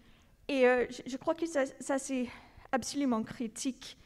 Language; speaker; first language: French; non-native, local second language; English